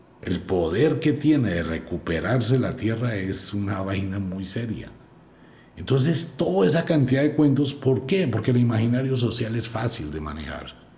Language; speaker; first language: Spanish; native; Spanish